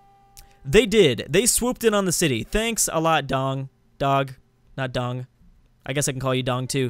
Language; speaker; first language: English; native; English